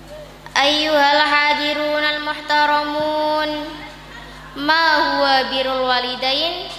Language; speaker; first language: Arabic; non-native, learner; Javanese